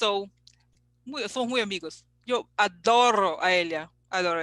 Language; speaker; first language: Spanish; non-native, learner; English